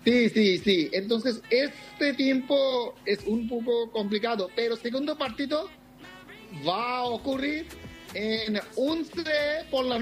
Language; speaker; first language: Spanish; non-native, fluent; Bangla